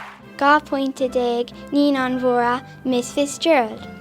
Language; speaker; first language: Irish; non-native, local second language; English